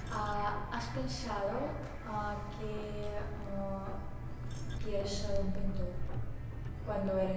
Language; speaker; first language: Spanish; non-native, learner; Russian